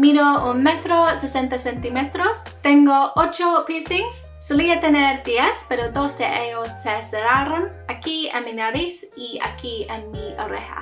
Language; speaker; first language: Spanish; non-native, learner; English